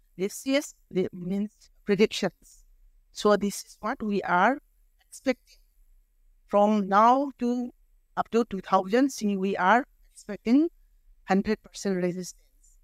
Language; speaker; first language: English; non-native, local second language; Manipuri